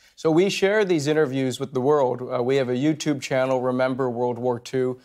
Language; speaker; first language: English; native; English